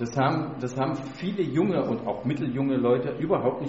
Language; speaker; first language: German; native; German